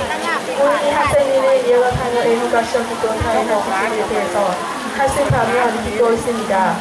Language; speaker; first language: Korean; non-native, learner; Thai